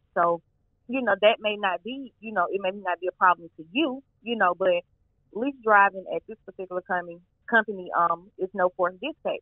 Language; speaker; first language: English; native; English